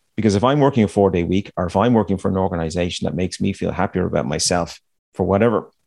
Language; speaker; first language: English; native; English